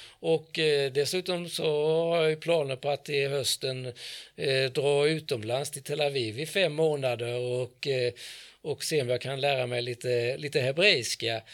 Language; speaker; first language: Swedish; native; Swedish